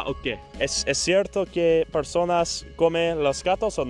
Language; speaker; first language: Spanish; non-native, learner; English